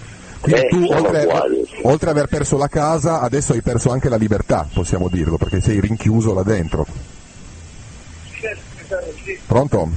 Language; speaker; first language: Italian; native; Italian